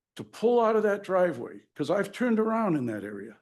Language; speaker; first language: English; native; English